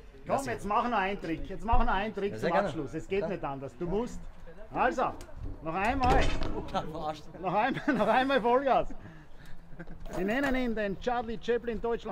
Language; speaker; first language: German; native; German